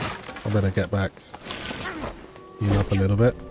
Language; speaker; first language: English; native; English